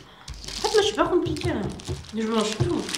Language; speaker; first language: French; native; French